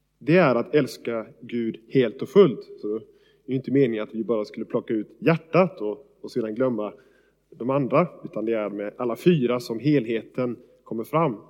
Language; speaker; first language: Swedish; native; Swedish